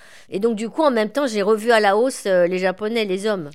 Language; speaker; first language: French; native; French